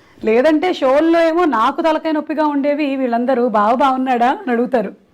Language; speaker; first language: Telugu; non-native, local second language; Malayalam